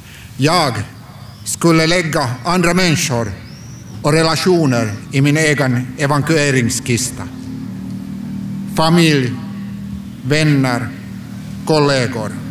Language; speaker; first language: Swedish; non-native, local second language; Finnish